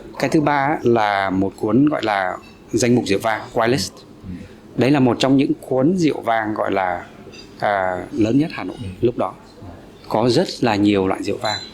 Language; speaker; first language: Vietnamese; native; Vietnamese